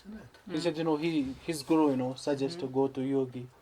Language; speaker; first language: English; non-native, learner; Hindi